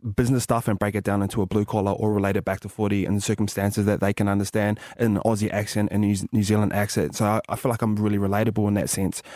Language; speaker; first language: English; native; English